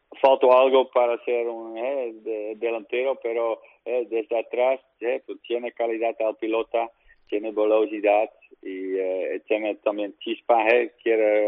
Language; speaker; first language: Spanish; non-native, learner; Dutch